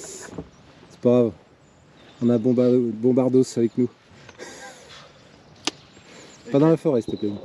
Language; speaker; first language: French; native; French